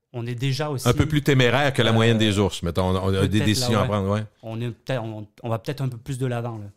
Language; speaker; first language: French; native; French